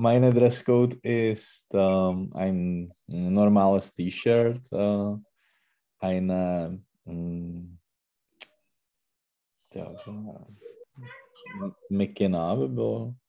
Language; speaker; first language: German; non-native, learner; Czech